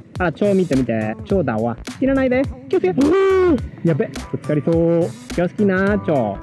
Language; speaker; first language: Japanese; non-native, fluent; Spanish